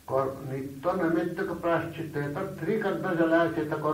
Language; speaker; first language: Russian; non-native, learner; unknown